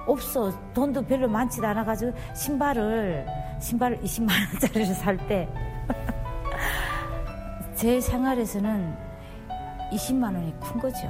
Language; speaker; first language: Korean; native; Korean